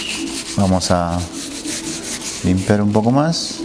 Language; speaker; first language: Spanish; native; Spanish